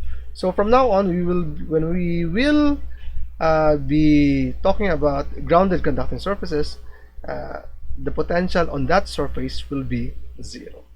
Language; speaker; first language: English; non-native, local second language; Filipino